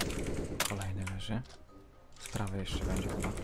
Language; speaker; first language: Polish; native; Polish